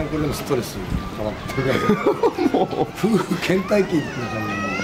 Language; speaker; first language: Japanese; native; Japanese